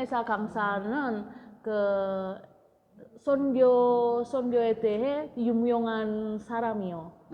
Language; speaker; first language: Korean; non-native, learner; Indonesian